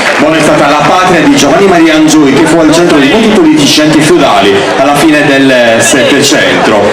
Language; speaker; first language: Italian; native; Italian